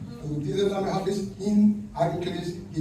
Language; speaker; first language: German; non-native, fluent; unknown